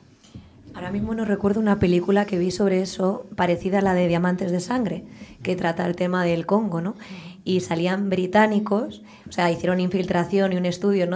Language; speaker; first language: Spanish; native; Spanish